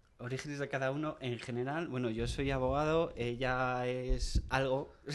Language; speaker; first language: Spanish; native; Spanish